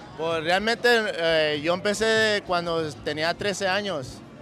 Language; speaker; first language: Spanish; early bilingual, heritage; Spanish